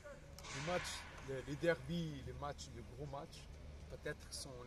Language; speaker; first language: French; non-native, fluent; Portuguese